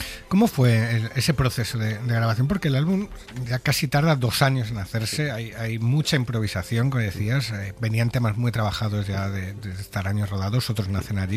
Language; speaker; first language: Spanish; native; Spanish